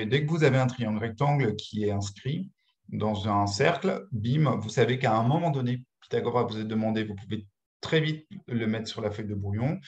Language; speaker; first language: French; native; French